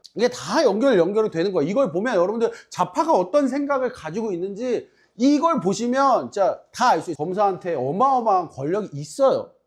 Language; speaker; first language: Korean; native; Korean